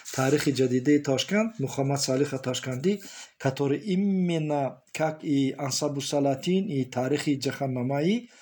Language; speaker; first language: Russian; non-native, local second language; Tajik